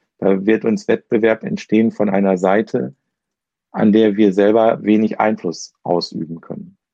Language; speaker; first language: German; native; German